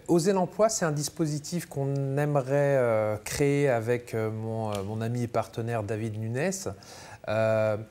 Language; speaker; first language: French; native; French